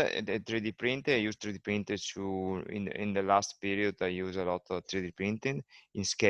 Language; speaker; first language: English; non-native, learner; Italian